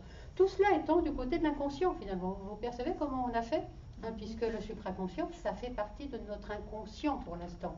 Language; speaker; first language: French; native; French